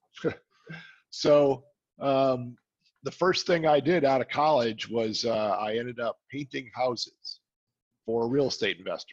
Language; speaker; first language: English; native; English